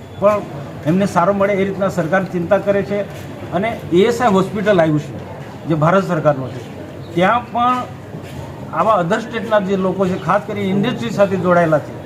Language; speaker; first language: Gujarati; native; Gujarati